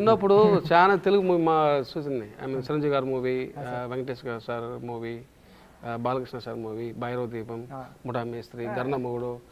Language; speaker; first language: Telugu; non-native, learner; Tamil